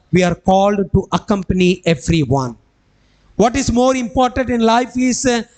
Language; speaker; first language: English; non-native, local second language; Tamil